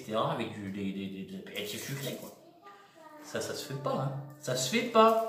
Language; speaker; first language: French; native; French